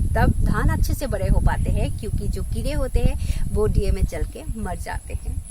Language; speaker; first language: Hindi; non-native, local second language; Assamese